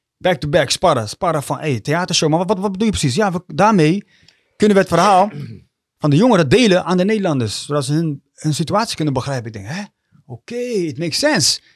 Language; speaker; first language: Dutch; early bilingual, other home language; Tigrinya